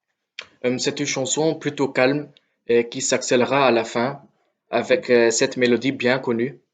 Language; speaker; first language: French; non-native, local second language; Dutch